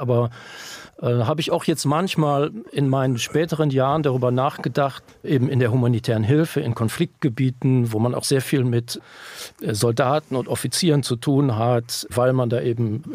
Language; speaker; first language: German; native; German